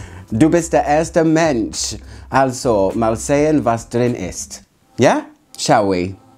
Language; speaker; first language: German; non-native, learner; English